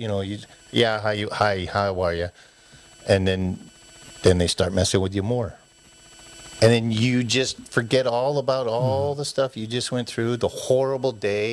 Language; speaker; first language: English; native; English